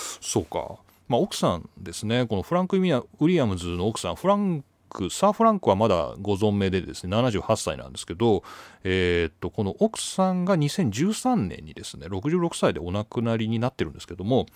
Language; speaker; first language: Japanese; native; Japanese